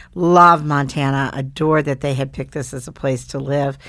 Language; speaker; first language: English; native; English